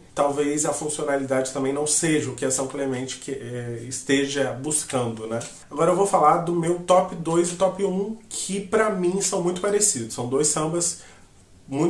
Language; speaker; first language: Portuguese; native; Portuguese